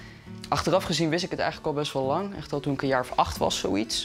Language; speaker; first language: Dutch; native; Dutch